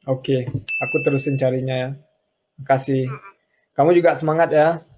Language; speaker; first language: Indonesian; early bilingual, heritage; German